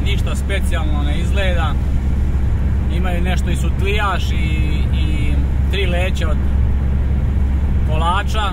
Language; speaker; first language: Bosnian; native; Bosnian